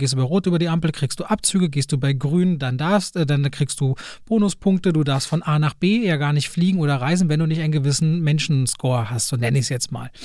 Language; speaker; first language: German; native; German